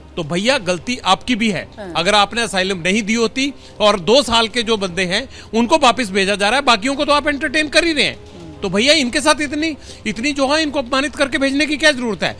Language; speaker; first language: Hindi; non-native, local second language; Punjabi